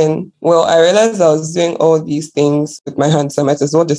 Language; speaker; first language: English; non-native, local second language; Akan